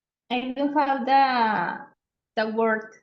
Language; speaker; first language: English; non-native, learner; Spanish